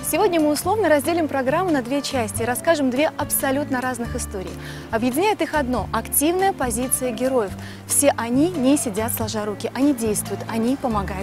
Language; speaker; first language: Russian; native; Russian